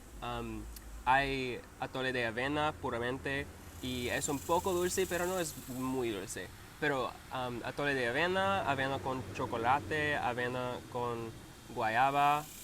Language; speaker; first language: Spanish; non-native, learner; English